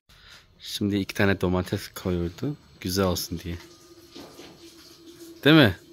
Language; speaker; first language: Turkish; non-native, learner; Chinese